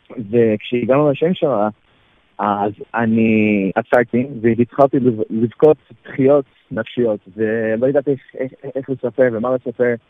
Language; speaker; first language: Hebrew; non-native, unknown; English